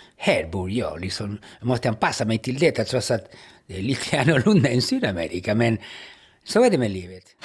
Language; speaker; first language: Swedish; non-native, fluent; Spanish